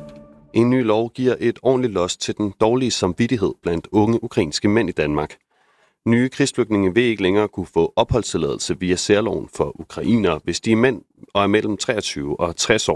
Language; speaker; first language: Danish; native; Danish